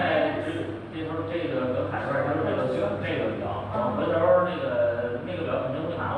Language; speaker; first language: Chinese; native; Chinese